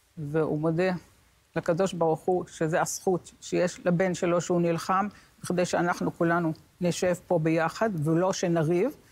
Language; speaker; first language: Hebrew; native; Hebrew